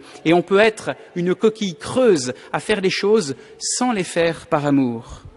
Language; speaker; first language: French; native; French